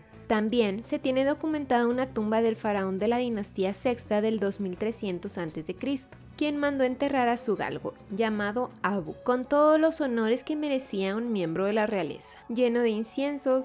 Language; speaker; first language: Spanish; native; Spanish